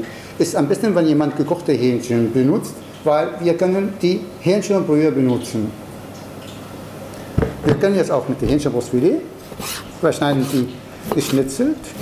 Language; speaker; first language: German; non-native, fluent; Arabic